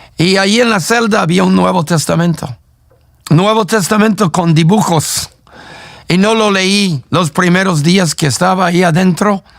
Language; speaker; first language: Spanish; non-native, fluent; English